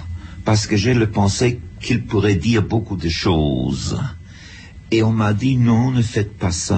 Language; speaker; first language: French; non-native, fluent; German